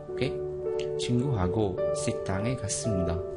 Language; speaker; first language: Korean; non-native, fluent; Indonesian